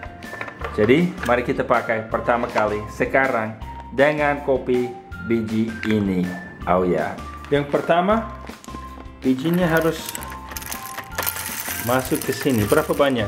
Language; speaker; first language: Indonesian; non-native, fluent; English